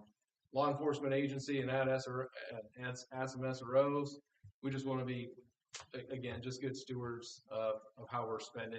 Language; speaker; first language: English; native; English